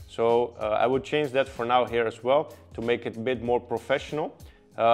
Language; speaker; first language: English; non-native, fluent; Dutch